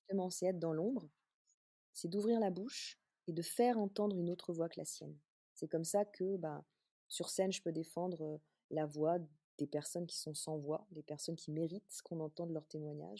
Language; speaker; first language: French; native; French